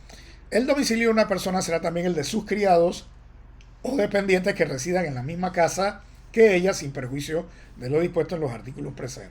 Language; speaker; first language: Spanish; native; Spanish